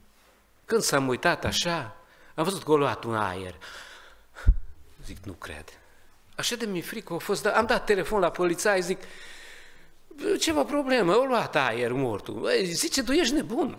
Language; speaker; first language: Romanian; non-native, learner; Hungarian